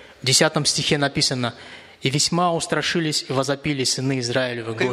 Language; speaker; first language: Russian; native; Russian